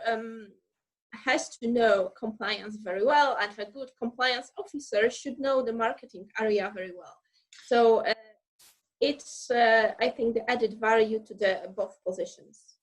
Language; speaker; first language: English; non-native, fluent; Polish